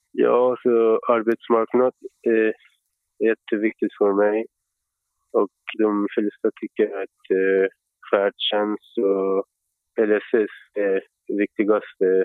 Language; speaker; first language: Swedish; non-native, fluent; Persian